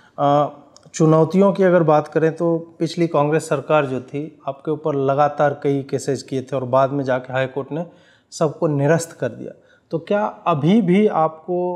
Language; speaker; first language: Hindi; native; Hindi